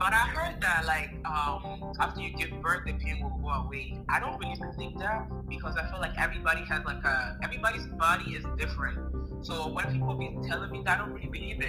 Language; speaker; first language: English; non-native, fluent; Italian